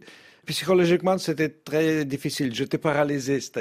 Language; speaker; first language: French; non-native, fluent; Russian